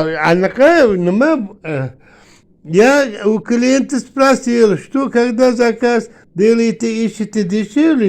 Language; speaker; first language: Russian; non-native, learner; Uzbek